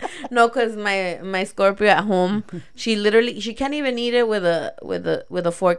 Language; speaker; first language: English; early bilingual, other home language; Spanish